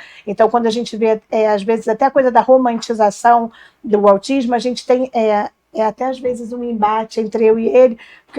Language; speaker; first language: Portuguese; native; Portuguese